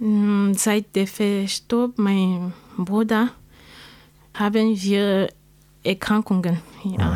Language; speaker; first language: German; non-native, learner; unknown